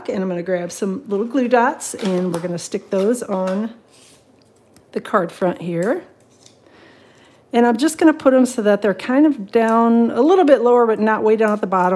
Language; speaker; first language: English; native; English